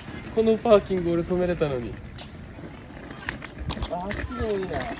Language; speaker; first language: Japanese; native; Japanese